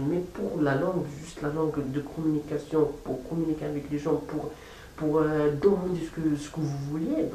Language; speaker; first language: French; non-native, fluent; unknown